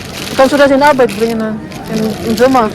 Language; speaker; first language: German; non-native, learner; Cebuano